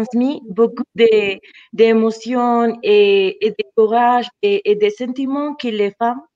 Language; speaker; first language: French; non-native, fluent; Spanish